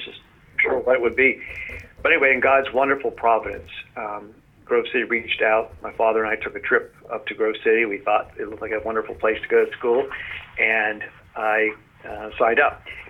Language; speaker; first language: English; native; English